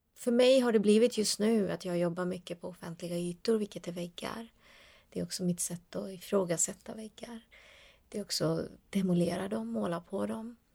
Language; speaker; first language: Swedish; early bilingual, other home language; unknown